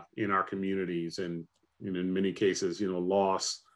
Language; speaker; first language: English; native; English